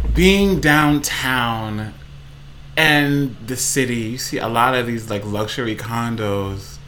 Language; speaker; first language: English; native; English